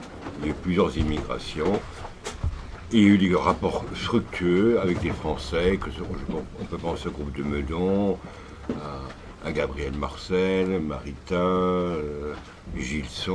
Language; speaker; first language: French; native; French